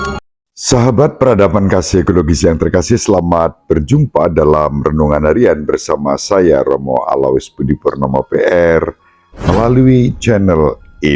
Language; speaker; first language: Indonesian; native; Indonesian